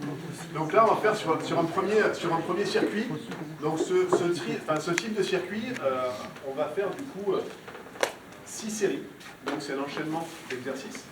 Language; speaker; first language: French; native; French